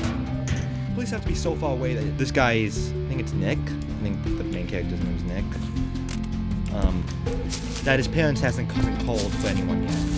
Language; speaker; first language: English; native; English